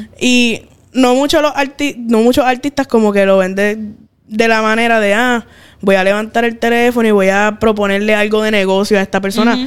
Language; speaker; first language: Spanish; native; Spanish